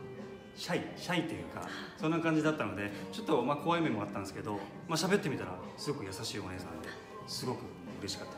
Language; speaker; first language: Japanese; native; Japanese